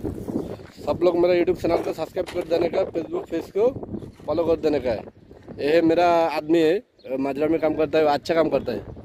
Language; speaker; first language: Hindi; non-native, learner; Bangla